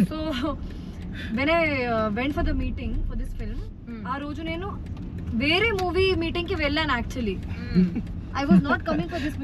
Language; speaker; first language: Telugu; non-native, fluent; Hindi